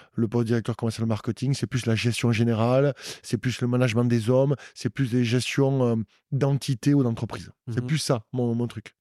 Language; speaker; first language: French; native; French